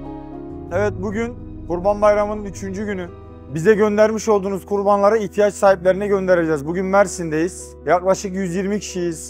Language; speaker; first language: Turkish; native; Turkish